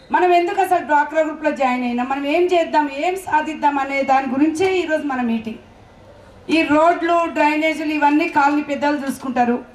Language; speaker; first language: Telugu; native; Telugu